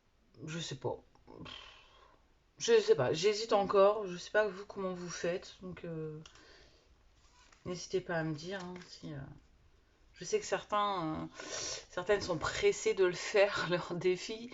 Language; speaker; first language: French; native; French